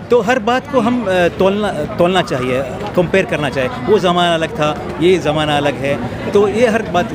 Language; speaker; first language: Hindi; non-native, fluent; Arabic